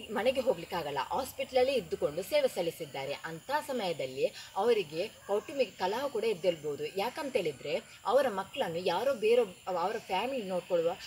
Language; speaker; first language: Kannada; native; Kannada